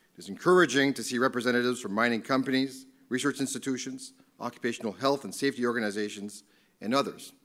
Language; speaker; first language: English; native; English